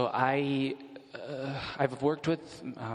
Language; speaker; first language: English; native; English